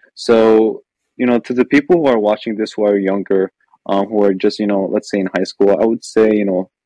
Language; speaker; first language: English; non-native, fluent; Arabic